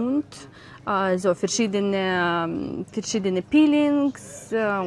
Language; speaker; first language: German; non-native, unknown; Ukrainian